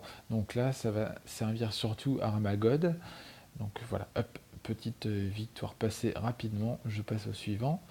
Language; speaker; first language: French; native; French